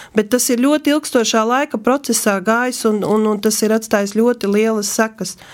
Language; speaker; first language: Latvian; native; Latvian